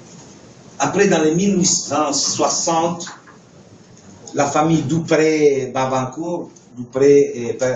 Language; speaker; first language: French; non-native, fluent; Italian